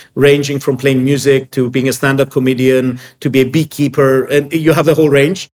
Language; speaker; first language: English; early bilingual, other home language; Greek